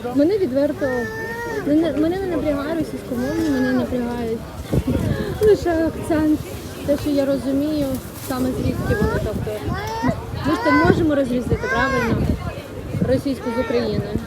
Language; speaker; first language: Ukrainian; non-native, local second language; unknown